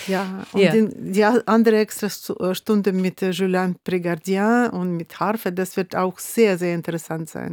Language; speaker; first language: German; non-native, fluent; Russian